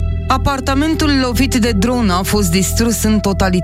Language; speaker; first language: Romanian; native; Romanian